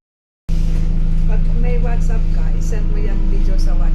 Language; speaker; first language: Filipino; native; Filipino